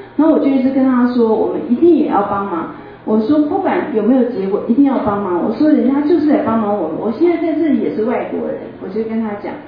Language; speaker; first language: Chinese; native; Chinese